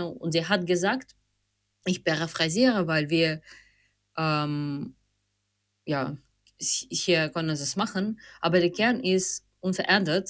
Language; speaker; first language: German; non-native, fluent; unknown